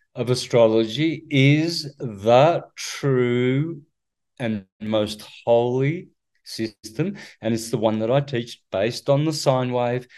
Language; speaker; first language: English; native; English